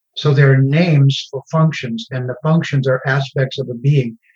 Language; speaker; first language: English; native; English